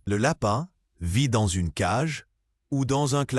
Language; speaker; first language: French; non-native, learner; Arabic